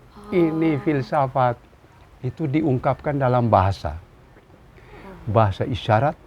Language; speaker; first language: Indonesian; non-native, local second language; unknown